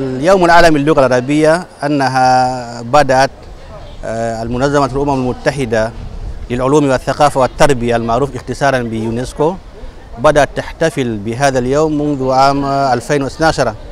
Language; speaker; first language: Arabic; non-native, fluent; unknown